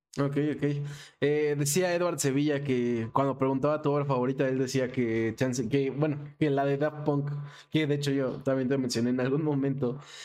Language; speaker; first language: Spanish; native; Spanish